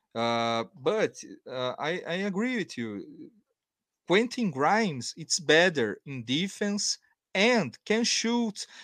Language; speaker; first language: English; non-native, learner; Portuguese